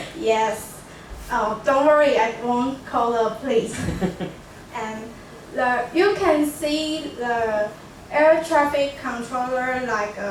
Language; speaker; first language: English; non-native, learner; Chinese